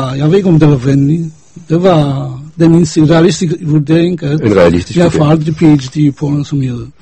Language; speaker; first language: Danish; non-native, fluent; Polish